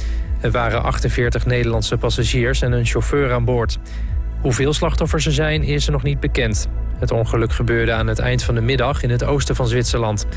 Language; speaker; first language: Dutch; native; Dutch